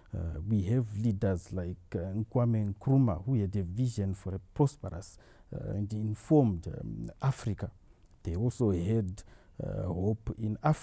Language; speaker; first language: English; non-native, local second language; Shona